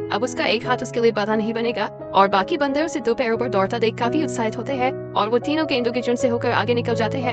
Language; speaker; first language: Hindi; native; Hindi